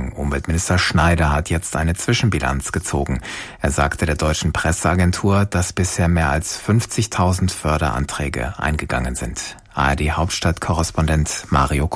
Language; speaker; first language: German; native; German